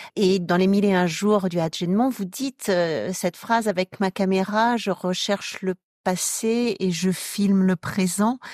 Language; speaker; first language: French; native; French